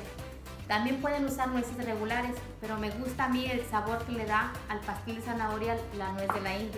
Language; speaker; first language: Spanish; native; Spanish